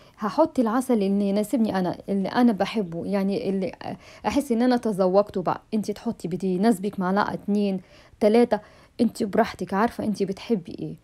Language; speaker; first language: Arabic; native; Arabic